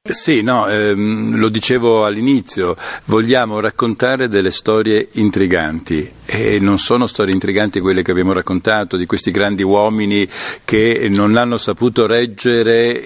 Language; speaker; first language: Italian; native; Italian